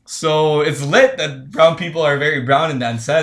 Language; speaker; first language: English; non-native, fluent; Spanish